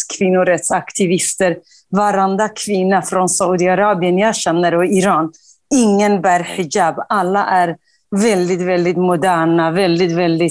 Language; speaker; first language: Swedish; non-native, fluent; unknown